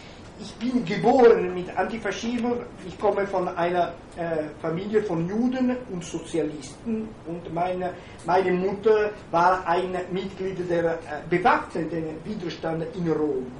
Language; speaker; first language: German; non-native, fluent; Italian